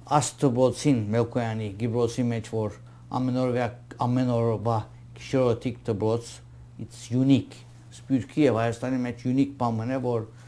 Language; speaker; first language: Armenian; early bilingual, heritage; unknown